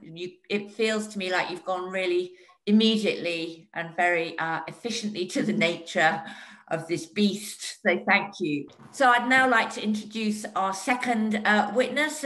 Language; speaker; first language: English; native; English